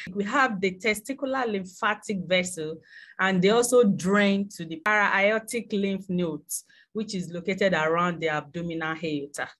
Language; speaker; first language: English; non-native, local second language; Yoruba